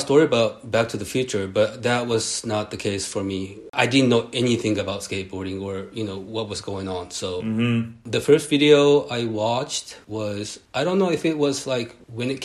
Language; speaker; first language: English; early bilingual, other home language; Japanese